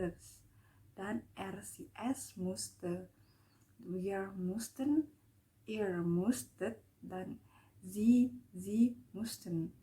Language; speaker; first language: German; non-native, learner; Indonesian